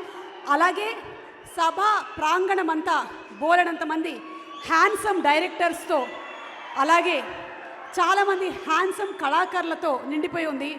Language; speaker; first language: Telugu; native; Telugu